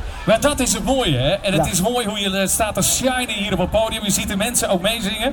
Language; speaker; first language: Dutch; native; Dutch